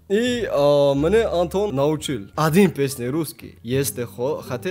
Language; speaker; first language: Russian; non-native, learner; Tajik